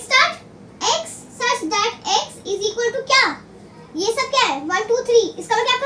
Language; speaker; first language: Hindi; native; Hindi